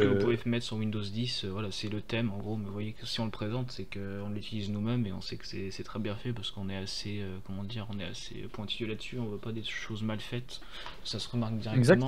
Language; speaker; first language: French; native; French